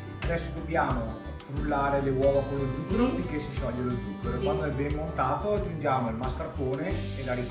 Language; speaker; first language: Italian; native; Italian